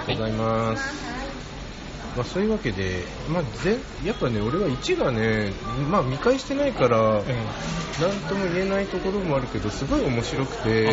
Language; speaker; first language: Japanese; native; Japanese